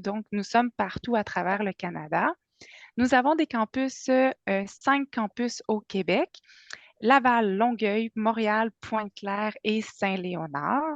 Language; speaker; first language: French; native; French